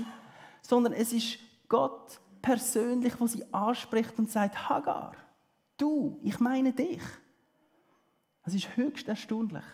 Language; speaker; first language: German; early bilingual, heritage; German